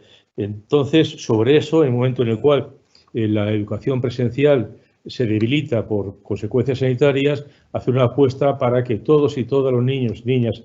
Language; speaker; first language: Spanish; native; Spanish